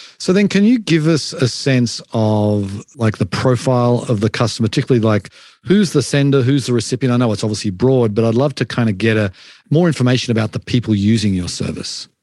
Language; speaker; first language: English; native; English